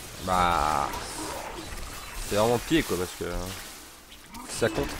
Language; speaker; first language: French; native; French